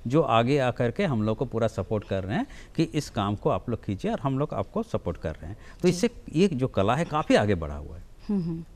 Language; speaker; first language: Hindi; native; Hindi